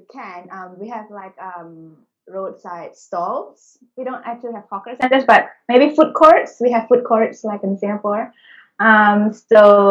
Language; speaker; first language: English; early bilingual, other home language; Indonesian